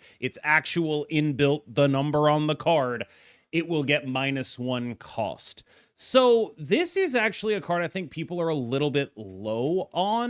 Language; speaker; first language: English; native; English